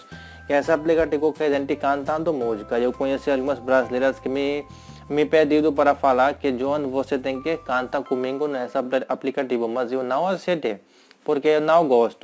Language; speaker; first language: Portuguese; non-native, learner; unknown